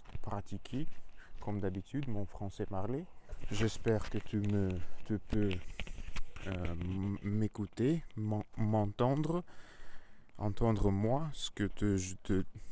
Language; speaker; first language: French; non-native, learner; Russian